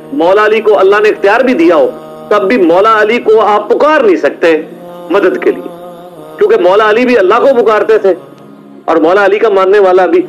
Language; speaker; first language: Urdu; non-native, local second language; Punjabi